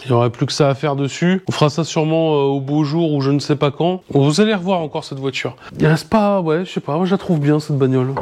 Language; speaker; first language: French; native; French